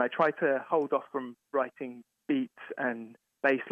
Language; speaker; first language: English; native; English